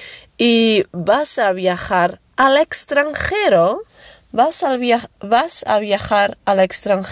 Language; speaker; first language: Spanish; non-native, fluent; Dutch